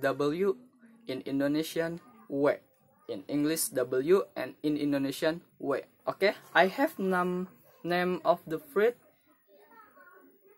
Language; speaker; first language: English; non-native, learner; Indonesian